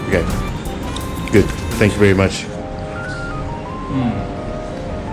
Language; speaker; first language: English; non-native, fluent; Khmer